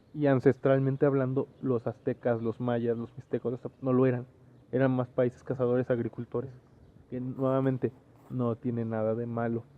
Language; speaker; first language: Spanish; native; Spanish